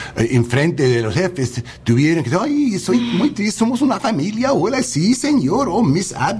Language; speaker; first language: Spanish; non-native, learner; English